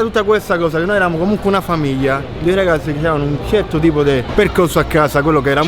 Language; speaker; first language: Italian; native; Italian